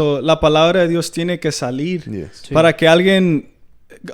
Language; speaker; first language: Spanish; early bilingual, heritage; Spanish